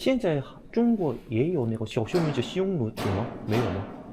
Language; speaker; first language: Chinese; non-native, fluent; Korean